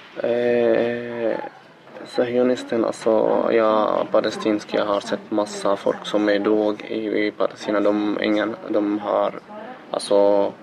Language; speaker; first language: Swedish; non-native, learner; Arabic